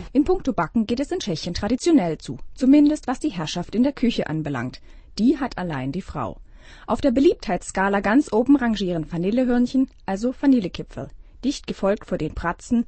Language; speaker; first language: German; native; German